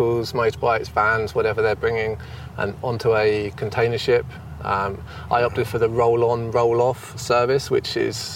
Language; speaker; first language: English; native; English